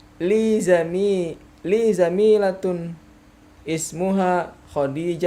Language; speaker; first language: Arabic; non-native, learner; Indonesian